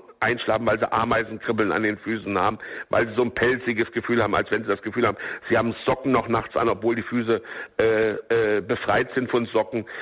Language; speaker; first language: German; native; German